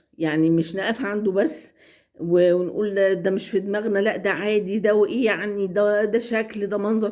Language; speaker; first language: Arabic; native; Arabic